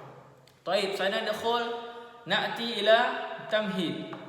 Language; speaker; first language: Arabic; non-native, fluent; Indonesian